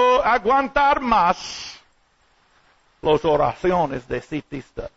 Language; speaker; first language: Spanish; non-native, learner; English